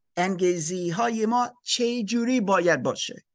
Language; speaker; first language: Persian; non-native, learner; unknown